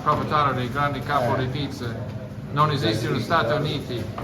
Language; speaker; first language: Italian; non-native, learner; English